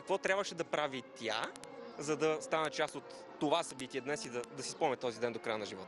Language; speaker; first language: Bulgarian; native; Bulgarian